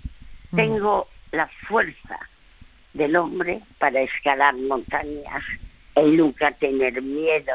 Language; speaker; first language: Spanish; early bilingual, other home language; French